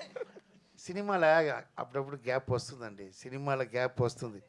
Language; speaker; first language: Telugu; non-native, fluent; Tamil